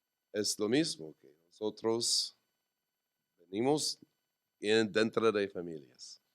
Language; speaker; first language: Spanish; non-native, learner; English